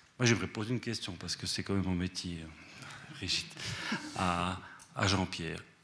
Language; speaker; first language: French; early bilingual, other home language; Spanish